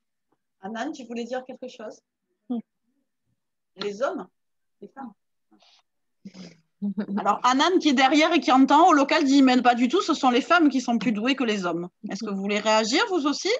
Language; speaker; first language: French; native; French